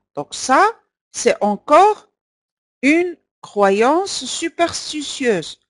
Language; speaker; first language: French; non-native, local second language; Arabic